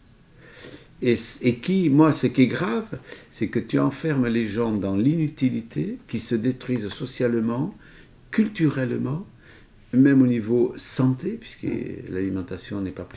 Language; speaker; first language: French; native; French